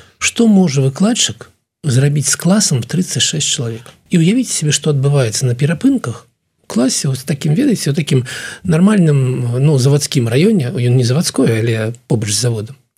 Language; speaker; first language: Belarusian; non-native, local second language; Russian